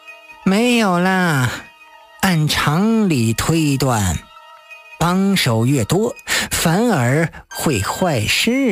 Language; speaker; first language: Chinese; native; Chinese